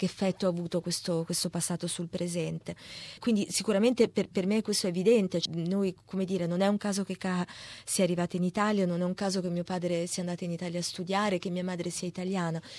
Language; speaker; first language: Italian; early bilingual, heritage; Italian